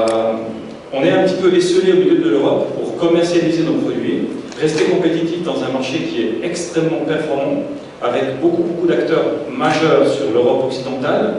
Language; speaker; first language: French; native; French